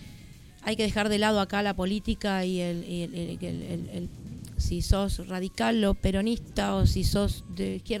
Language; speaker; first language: Spanish; native; Spanish